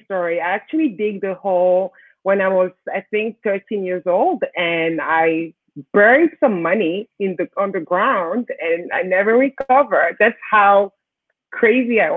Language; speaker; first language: English; non-native, local second language; French